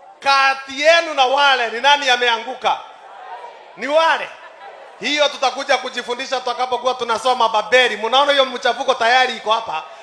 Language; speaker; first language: Swahili; non-native, local second language; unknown